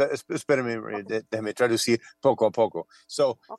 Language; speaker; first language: Spanish; non-native, fluent; English